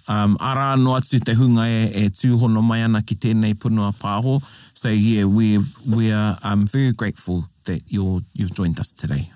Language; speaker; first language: English; native; English